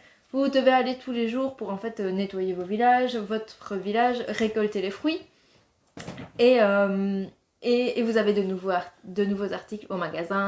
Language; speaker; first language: French; native; French